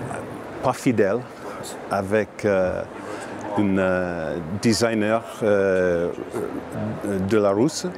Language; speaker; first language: French; non-native, learner; English